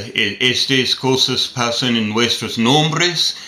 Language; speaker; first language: Spanish; non-native, learner; English